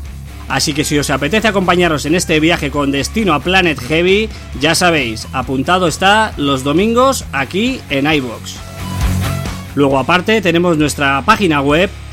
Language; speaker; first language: Spanish; native; Spanish